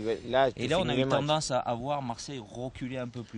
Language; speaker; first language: French; native; French